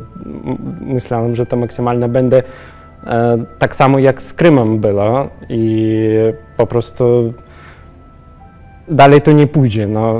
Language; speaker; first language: Polish; non-native, learner; Russian